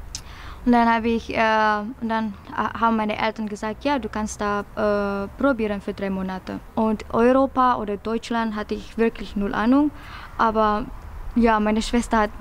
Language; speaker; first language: German; non-native, fluent; Indonesian